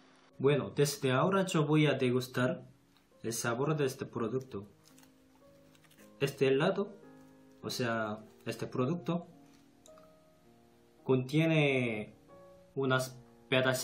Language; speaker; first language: Spanish; non-native, fluent; Korean